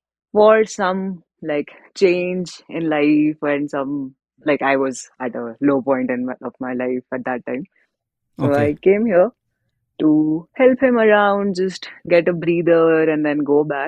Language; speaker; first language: English; non-native, local second language; Hindi